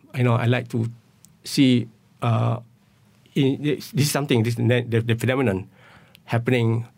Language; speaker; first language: English; non-native, local second language; Malay